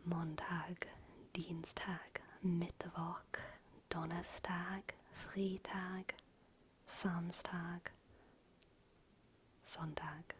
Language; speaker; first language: German; non-native, learner; English